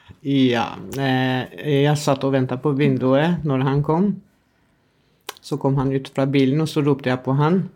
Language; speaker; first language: Norwegian; non-native, fluent; Albanian